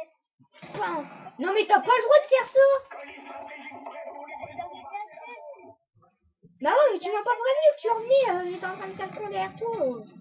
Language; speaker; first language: French; native; French